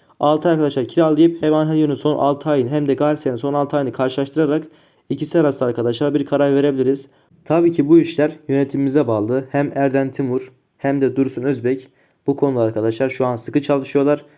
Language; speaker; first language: Turkish; native; Turkish